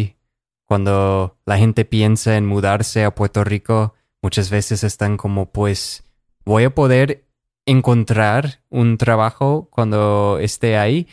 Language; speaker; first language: Spanish; non-native, fluent; English